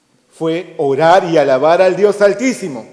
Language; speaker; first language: Spanish; native; Spanish